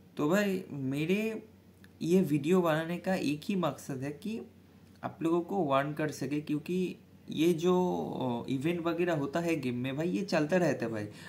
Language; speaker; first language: Hindi; non-native, local second language; Bangla